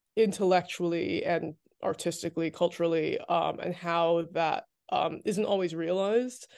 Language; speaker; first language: English; native; English